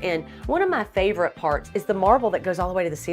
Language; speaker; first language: English; native; English